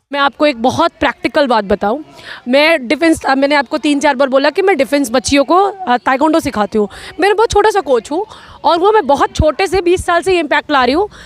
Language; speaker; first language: Hindi; native; Hindi